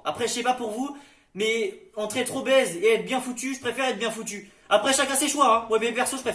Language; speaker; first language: French; native; French